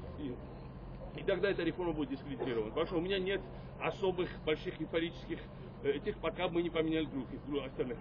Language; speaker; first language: Russian; non-native, local second language; Georgian